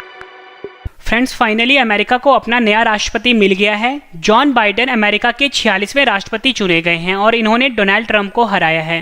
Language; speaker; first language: Hindi; native; Hindi